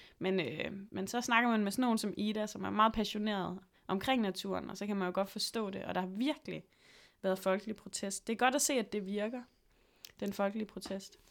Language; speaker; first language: Danish; native; Danish